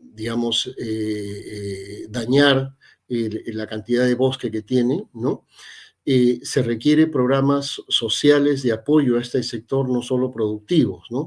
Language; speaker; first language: Spanish; native; Spanish